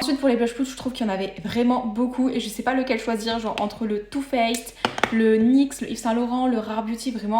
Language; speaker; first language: French; native; French